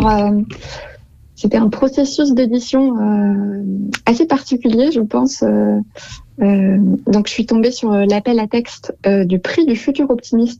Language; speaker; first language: French; native; French